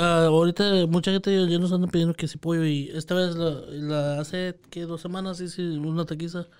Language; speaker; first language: Spanish; native; Spanish